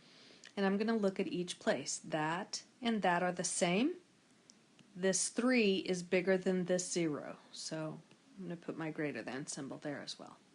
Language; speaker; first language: English; native; English